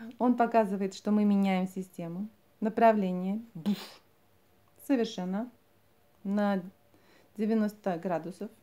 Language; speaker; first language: Russian; non-native, local second language; Latvian